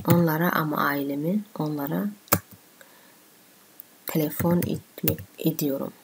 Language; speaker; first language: Turkish; non-native, learner; Somali